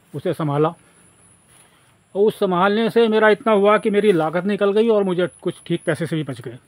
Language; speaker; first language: Hindi; native; Hindi